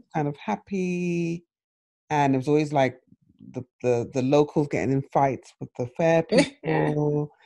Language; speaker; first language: English; native; English